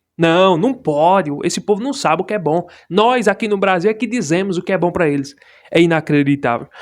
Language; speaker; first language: Portuguese; native; Portuguese